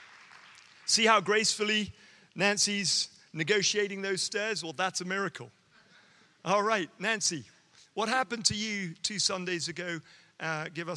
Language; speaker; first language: English; native; English